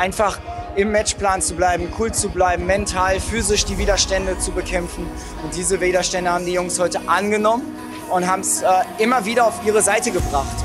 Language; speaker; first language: German; native; German